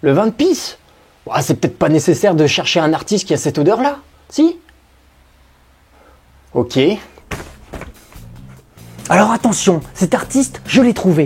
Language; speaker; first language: French; native; French